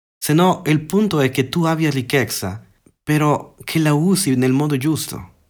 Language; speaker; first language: Italian; non-native, fluent; Spanish